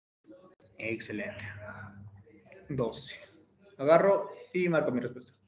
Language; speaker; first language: Spanish; native; Spanish